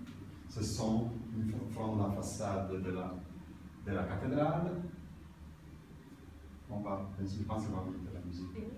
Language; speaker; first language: French; non-native, learner; Italian